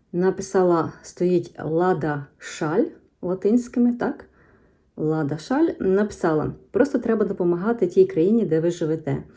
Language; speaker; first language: Ukrainian; native; Ukrainian